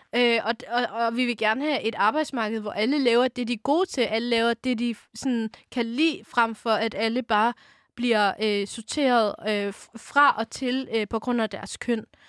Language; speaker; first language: Danish; early bilingual, other home language; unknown